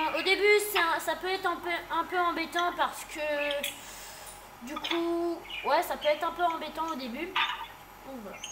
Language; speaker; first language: French; native; French